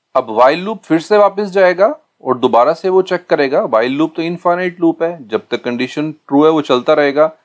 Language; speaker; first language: Hindi; native; Hindi